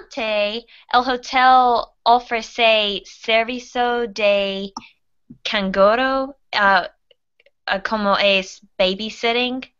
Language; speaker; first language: Spanish; non-native, learner; English